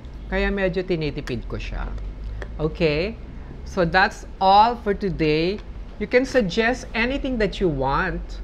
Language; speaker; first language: English; non-native, local second language; Filipino